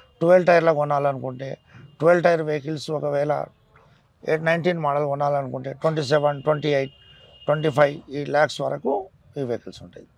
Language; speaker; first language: Telugu; non-native, local second language; Urdu